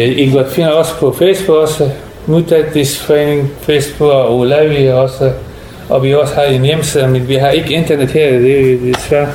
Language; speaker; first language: Danish; non-native, learner; Persian